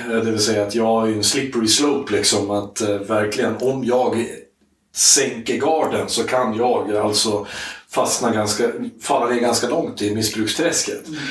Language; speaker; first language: Swedish; native; Swedish